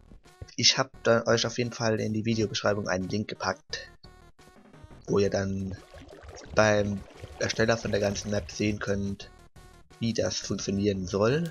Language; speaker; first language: German; native; German